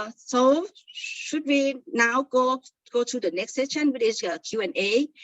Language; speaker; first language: English; non-native, fluent; Thai